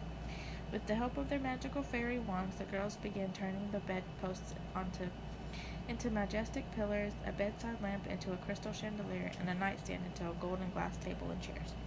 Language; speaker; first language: English; native; English